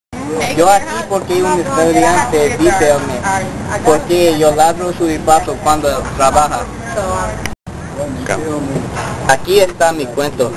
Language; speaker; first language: Spanish; non-native, learner; English